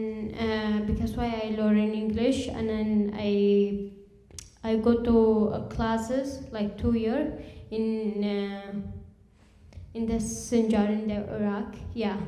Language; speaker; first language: English; non-native, learner; Kurdish